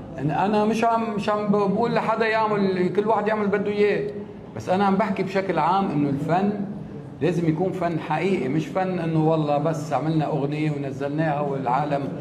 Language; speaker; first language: Arabic; native; Arabic